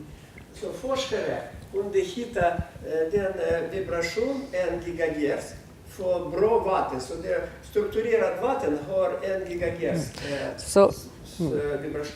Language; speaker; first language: Swedish; non-native, fluent; Russian